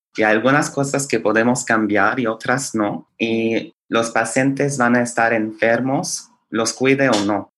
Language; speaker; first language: Spanish; non-native, fluent; English